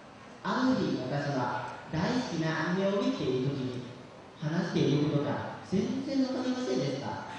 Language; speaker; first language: Japanese; non-native, learner; Lao